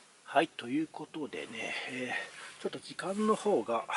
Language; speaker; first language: Japanese; native; Japanese